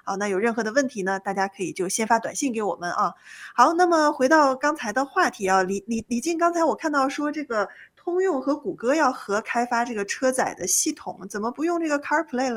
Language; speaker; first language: Chinese; native; Chinese